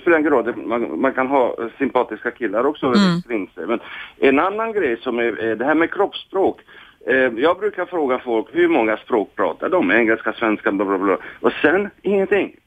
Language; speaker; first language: Swedish; non-native, fluent; Hungarian